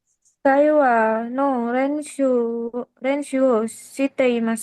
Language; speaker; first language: Japanese; non-native, learner; Indonesian